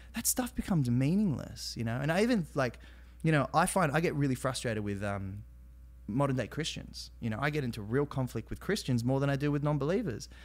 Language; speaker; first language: English; native; English